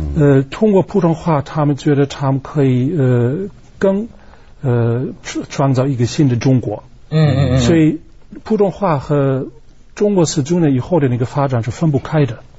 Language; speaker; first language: Chinese; non-native, fluent; German